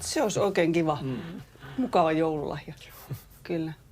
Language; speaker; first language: Finnish; native; Finnish